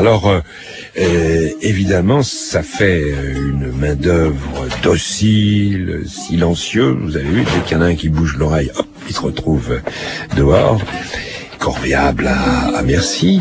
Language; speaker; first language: French; native; French